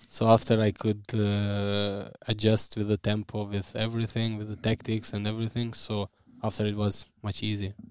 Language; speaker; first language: English; non-native, fluent; Albanian